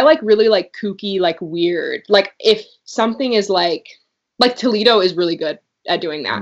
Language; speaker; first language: English; native; English